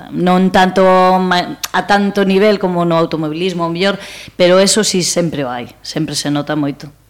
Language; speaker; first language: Galician; native; Galician